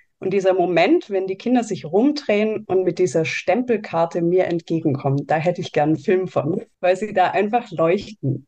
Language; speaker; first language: German; native; German